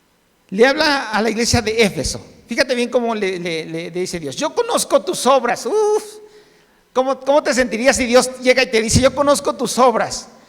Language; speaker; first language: Spanish; native; Spanish